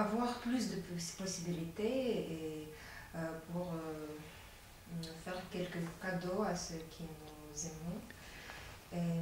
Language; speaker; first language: French; non-native, learner; Latvian